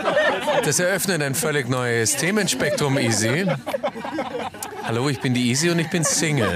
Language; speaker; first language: German; native; German